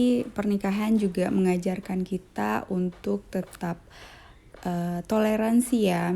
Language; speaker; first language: Indonesian; native; Indonesian